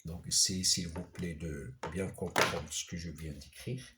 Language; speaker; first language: French; non-native, local second language; Arabic